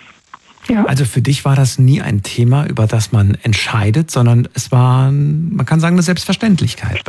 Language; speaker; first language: German; native; German